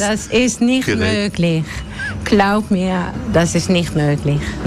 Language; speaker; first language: German; non-native, learner; Dutch